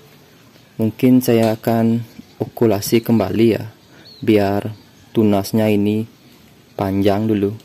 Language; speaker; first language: Indonesian; native; Indonesian